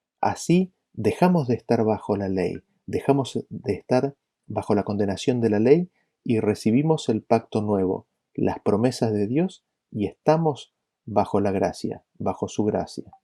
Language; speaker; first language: Spanish; native; Spanish